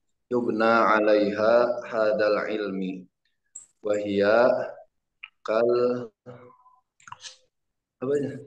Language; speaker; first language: Arabic; non-native, learner; Indonesian